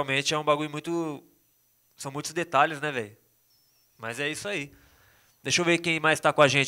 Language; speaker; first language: Portuguese; native; Portuguese